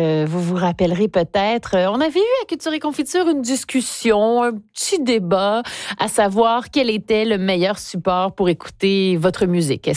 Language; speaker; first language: French; native; French